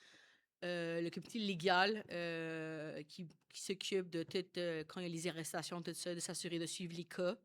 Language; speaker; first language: French; native; French